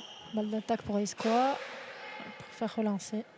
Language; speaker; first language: French; native; French